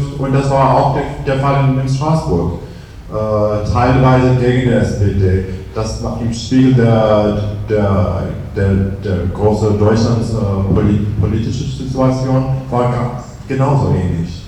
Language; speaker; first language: German; non-native, fluent; English